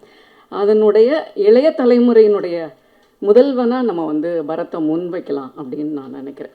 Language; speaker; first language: Tamil; native; Tamil